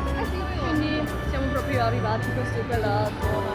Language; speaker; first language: Italian; non-native, learner; Chinese